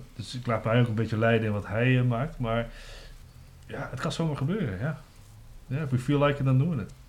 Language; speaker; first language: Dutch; native; Dutch